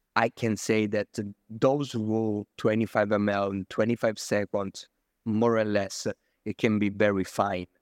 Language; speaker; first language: English; non-native, fluent; Italian